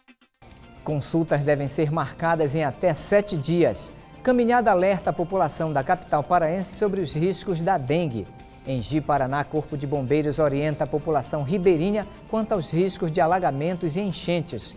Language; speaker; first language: Portuguese; native; Portuguese